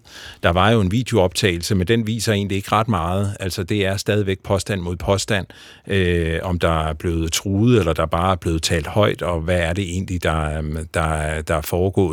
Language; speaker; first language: Danish; native; Danish